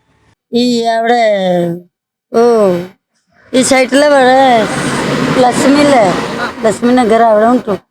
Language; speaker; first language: Malayalam; non-native, learner; Tamil